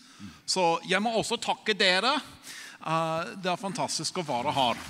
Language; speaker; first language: Norwegian; non-native, fluent; English